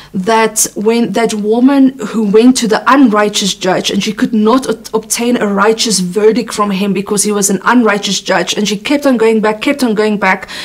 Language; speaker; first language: English; non-native, local second language; Afrikaans